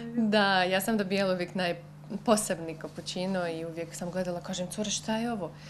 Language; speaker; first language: Croatian; non-native, fluent; Russian